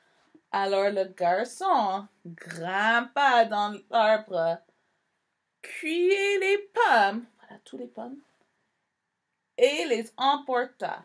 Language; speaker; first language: French; non-native, fluent; English